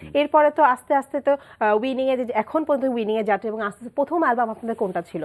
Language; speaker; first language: Bangla; native; Bangla